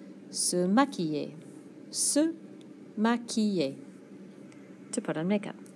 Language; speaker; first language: English; native; English